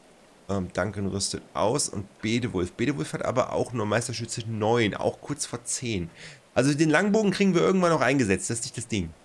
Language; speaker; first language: German; native; German